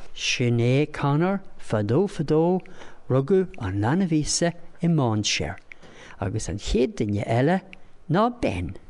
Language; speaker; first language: Irish; non-native, local second language; English